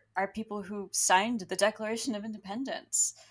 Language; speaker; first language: English; early bilingual, other home language; Spanish